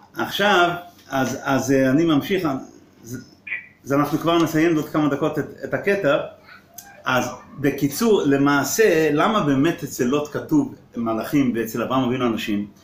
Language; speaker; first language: Hebrew; non-native, local second language; Yiddish